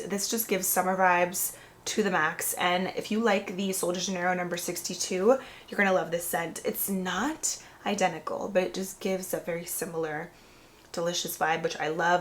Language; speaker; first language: English; native; English